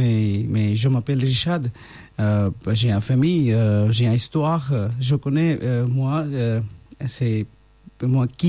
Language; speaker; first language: French; non-native, learner; Bangla